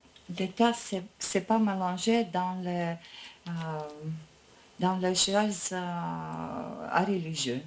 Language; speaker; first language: French; non-native, learner; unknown